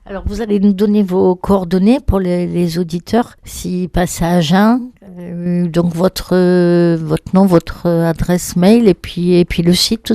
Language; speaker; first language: French; native; French